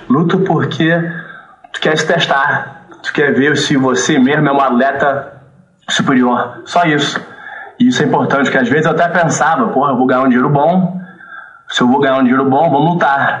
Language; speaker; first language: Portuguese; early bilingual, heritage; Portuguese